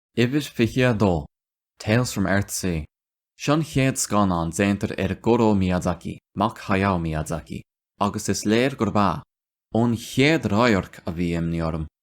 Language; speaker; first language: Irish; non-native, local second language; English